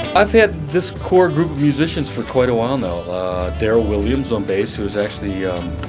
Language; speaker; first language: English; native; English